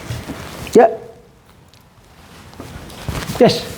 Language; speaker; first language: English; native; English